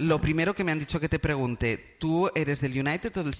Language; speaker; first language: Spanish; native; Spanish